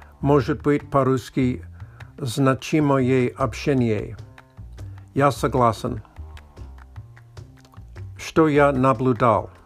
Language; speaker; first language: Russian; non-native, learner; English